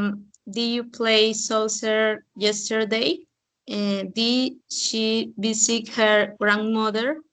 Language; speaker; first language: English; non-native, learner; Spanish